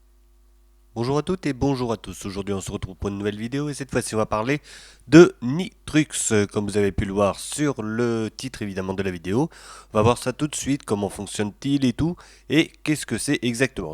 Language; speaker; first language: French; native; French